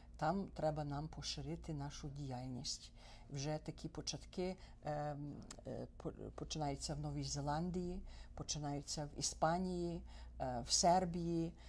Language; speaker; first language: Ukrainian; early bilingual, heritage; Ukrainian